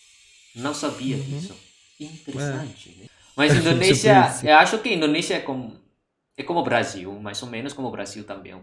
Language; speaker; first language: Portuguese; non-native, fluent; Indonesian